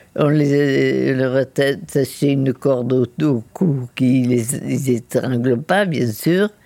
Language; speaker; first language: French; native; French